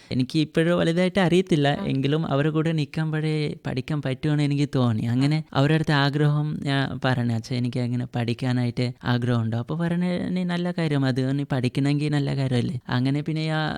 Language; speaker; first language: Malayalam; non-native, fluent; Assamese